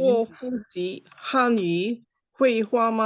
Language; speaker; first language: Chinese; non-native, learner; Indonesian